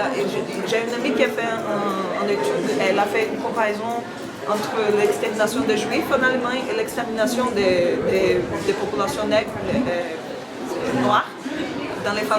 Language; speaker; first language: French; non-native, learner; Portuguese